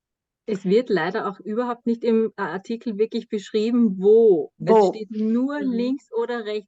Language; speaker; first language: German; native; German